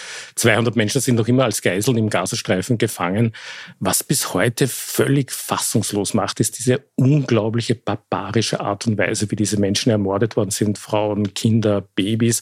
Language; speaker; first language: German; native; German